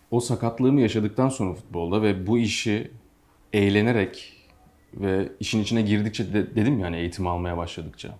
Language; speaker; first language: Turkish; native; Turkish